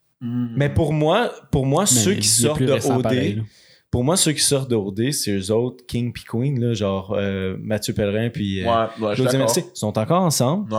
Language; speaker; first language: French; native; French